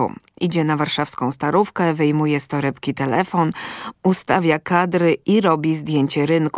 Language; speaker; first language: Polish; native; Polish